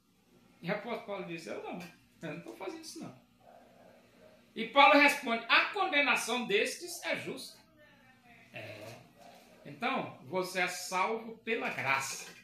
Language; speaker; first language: Portuguese; native; Portuguese